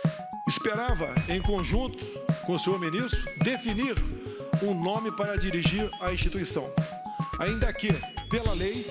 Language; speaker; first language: Portuguese; native; Portuguese